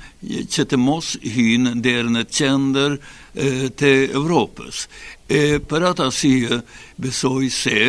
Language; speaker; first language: Albanian; non-native, fluent; Swedish